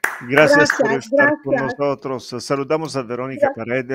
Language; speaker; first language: Spanish; non-native, learner; Italian